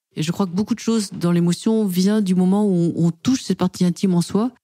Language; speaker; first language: French; native; French